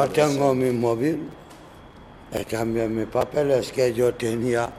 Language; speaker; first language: Spanish; non-native, learner; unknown